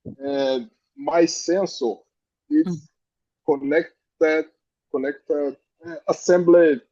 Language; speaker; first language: English; non-native, learner; Portuguese